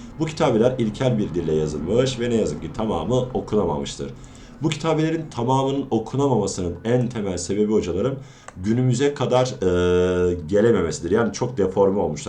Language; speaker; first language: Turkish; native; Turkish